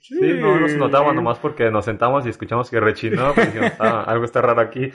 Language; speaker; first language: Spanish; native; Spanish